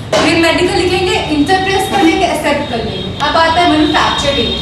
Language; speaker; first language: Hindi; native; Hindi